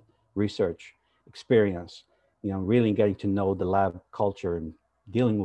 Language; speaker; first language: English; non-native, fluent; Portuguese